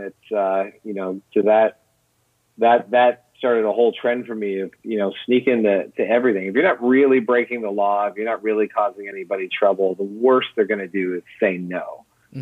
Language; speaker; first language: English; native; English